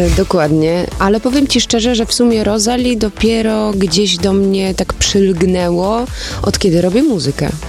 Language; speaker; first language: Polish; early bilingual, heritage; Polish